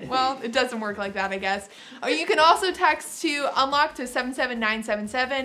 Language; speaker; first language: English; native; English